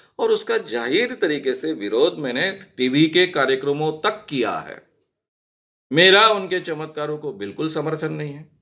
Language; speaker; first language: Hindi; non-native, local second language; Marathi